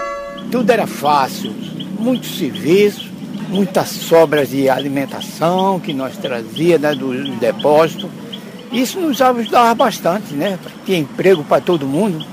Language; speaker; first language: Portuguese; native; Portuguese